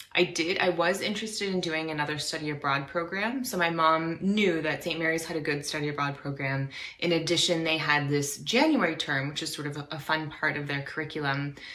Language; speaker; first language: English; native; English